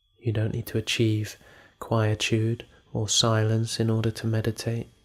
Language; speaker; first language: English; native; English